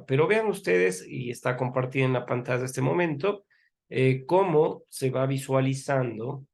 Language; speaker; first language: Spanish; native; Spanish